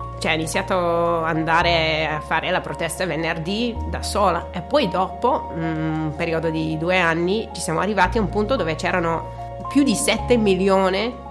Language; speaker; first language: Italian; non-native, learner; English